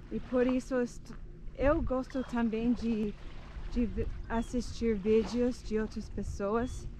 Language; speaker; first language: Portuguese; non-native, fluent; English